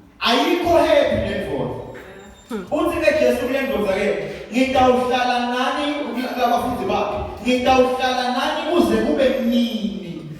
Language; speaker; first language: Zulu; non-native, local second language; South Ndebele